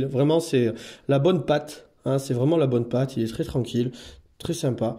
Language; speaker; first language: French; native; French